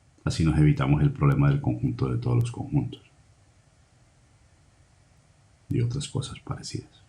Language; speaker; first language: Spanish; native; Spanish